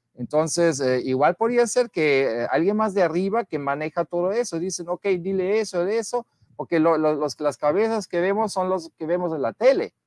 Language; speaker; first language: Spanish; non-native, fluent; German